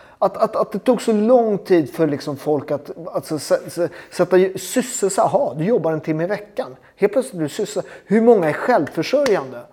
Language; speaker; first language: Swedish; native; Swedish